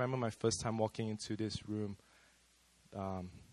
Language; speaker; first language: English; non-native, local second language; Chinese